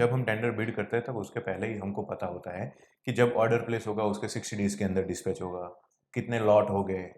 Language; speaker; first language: Hindi; non-native, local second language; Gujarati